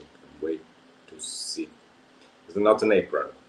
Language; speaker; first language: English; non-native, fluent; Italian